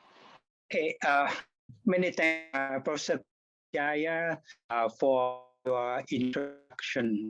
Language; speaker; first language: English; non-native, fluent; Thai